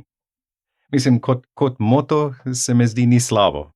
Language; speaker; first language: Slovenian; non-native, fluent; English